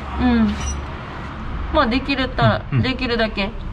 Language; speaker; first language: Japanese; native; Japanese